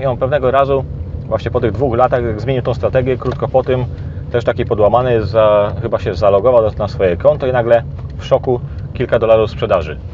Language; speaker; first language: Polish; native; Polish